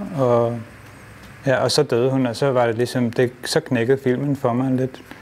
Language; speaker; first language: Danish; non-native, fluent; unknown